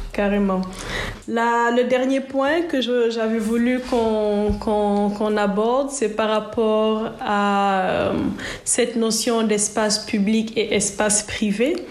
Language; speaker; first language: French; non-native, local second language; Wolof